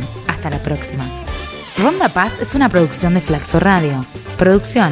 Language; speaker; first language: Spanish; native; Spanish